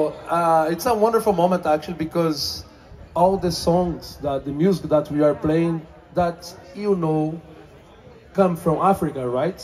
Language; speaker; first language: English; non-native, fluent; Portuguese